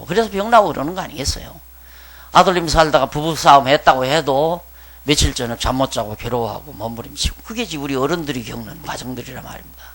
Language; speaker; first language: Korean; native; Korean